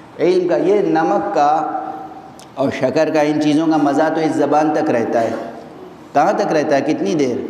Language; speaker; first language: Urdu; native; Urdu